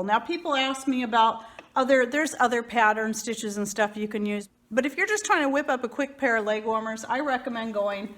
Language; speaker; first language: English; native; English